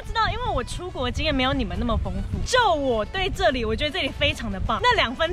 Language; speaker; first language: Chinese; native; Chinese